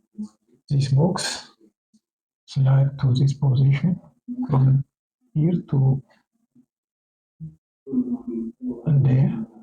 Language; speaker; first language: English; non-native, local second language; Oromo